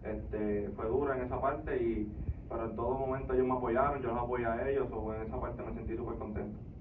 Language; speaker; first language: Spanish; native; Spanish